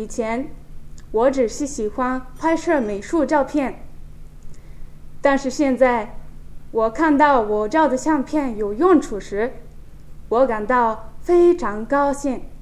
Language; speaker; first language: Chinese; non-native, fluent; Japanese